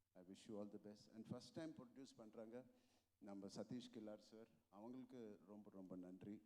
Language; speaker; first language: Tamil; non-native, local second language; Telugu